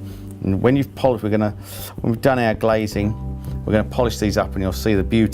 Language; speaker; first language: English; native; English